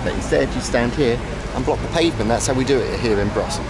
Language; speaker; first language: English; native; English